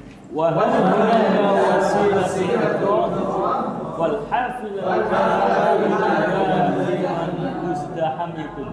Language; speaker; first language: Arabic; non-native, learner; Indonesian